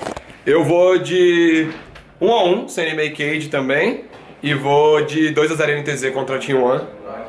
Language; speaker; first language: Portuguese; native; Portuguese